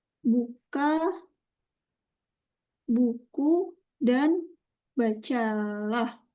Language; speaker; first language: Indonesian; non-native, learner; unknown